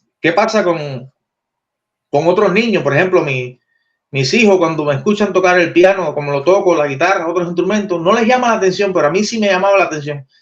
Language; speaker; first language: Spanish; native; Spanish